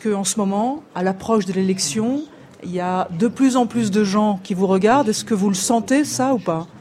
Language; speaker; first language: French; native; French